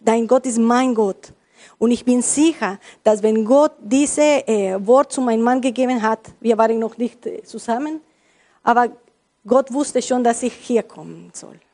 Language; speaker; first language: German; non-native, learner; Spanish